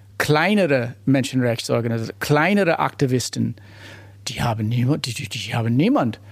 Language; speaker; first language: German; non-native, fluent; English